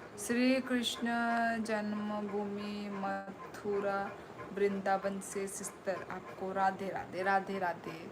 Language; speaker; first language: Hindi; non-native, local second language; Kok Borok